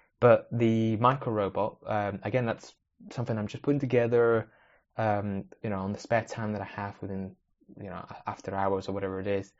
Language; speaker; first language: English; early bilingual, other home language; Spanish